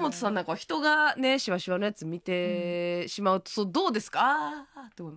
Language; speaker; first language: Japanese; native; Japanese